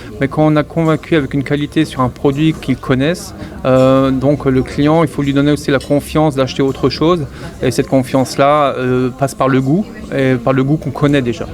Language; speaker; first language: French; native; French